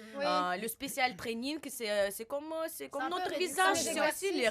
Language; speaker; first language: French; non-native, learner; Russian